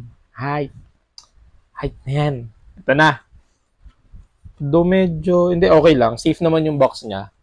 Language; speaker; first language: Filipino; native; Filipino